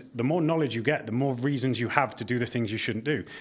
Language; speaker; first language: English; native; English